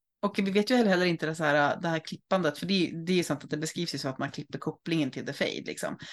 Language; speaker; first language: Swedish; native; Swedish